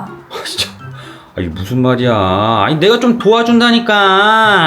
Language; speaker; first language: Korean; native; Korean